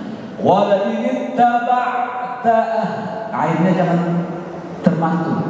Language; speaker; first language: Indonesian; native; Indonesian